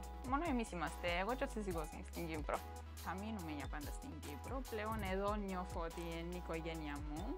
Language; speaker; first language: Greek; non-native, fluent; Romanian